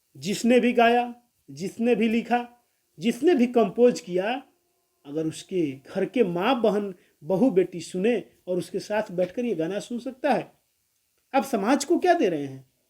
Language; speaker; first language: Hindi; non-native, local second language; Bhojpuri